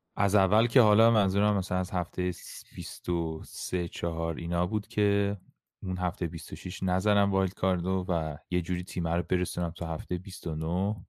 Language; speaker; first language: Persian; native; Persian